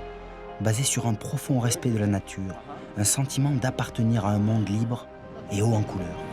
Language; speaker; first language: French; native; French